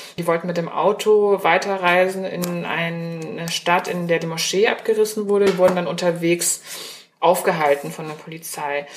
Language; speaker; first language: German; early bilingual, other home language; Chinese